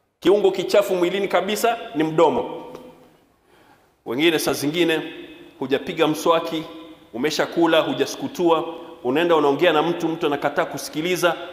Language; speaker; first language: Swahili; non-native, local second language; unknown